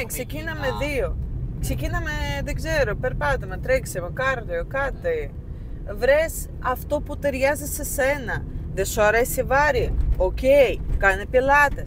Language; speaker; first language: Greek; non-native, fluent; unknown